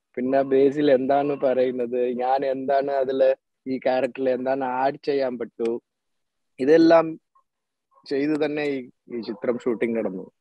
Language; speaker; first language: Malayalam; non-native, local second language; Tamil